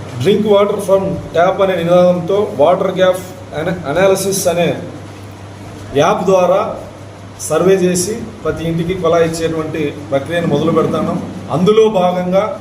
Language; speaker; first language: Telugu; native; Telugu